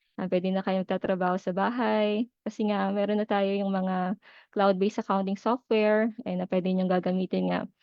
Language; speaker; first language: Filipino; native; Filipino